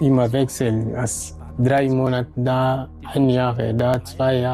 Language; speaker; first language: German; non-native, learner; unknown